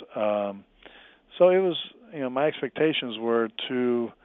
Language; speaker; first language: English; native; English